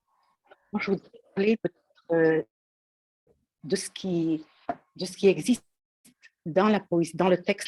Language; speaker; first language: French; non-native, local second language; Arabic